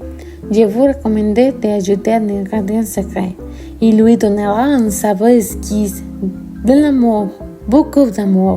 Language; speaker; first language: French; non-native, learner; Spanish